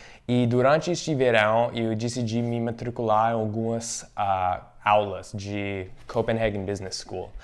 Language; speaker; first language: Portuguese; non-native, fluent; English